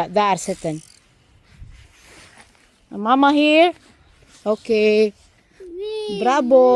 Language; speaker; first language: Dutch; non-native, learner; Filipino